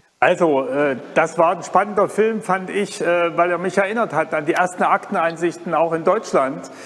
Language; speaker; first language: German; native; German